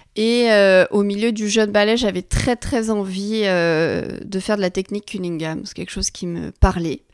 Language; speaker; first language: French; native; French